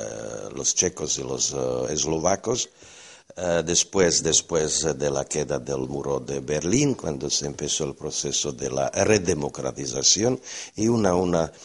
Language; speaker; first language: Spanish; non-native, fluent; Slovak